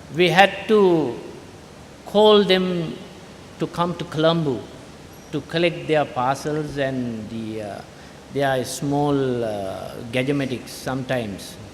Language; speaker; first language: English; non-native, local second language; Sinhala